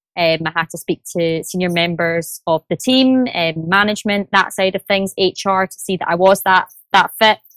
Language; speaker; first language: English; native; English